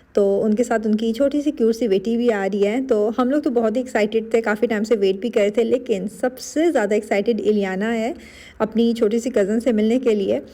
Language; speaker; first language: Urdu; native; Urdu